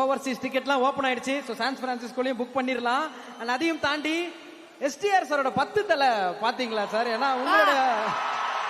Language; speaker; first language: Tamil; native; Tamil